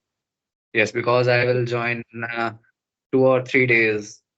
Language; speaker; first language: English; non-native, learner; Hindi